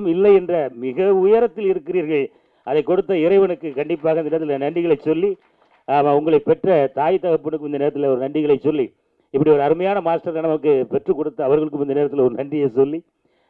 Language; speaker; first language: Tamil; native; Tamil